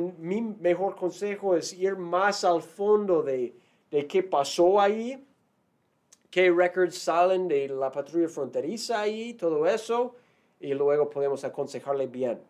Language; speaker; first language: Spanish; non-native, fluent; English